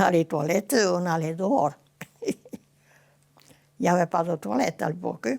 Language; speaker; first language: French; non-native, local second language; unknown